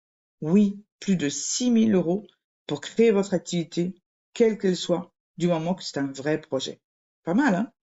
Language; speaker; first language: French; native; French